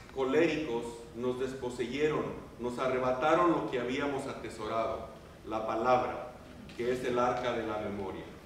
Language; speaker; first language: Spanish; native; Spanish